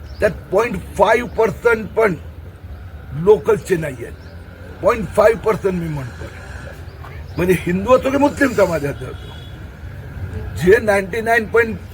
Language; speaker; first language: Marathi; non-native, local second language; Gujarati